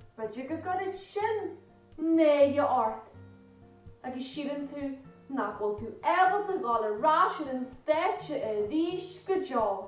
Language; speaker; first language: Irish; native; Irish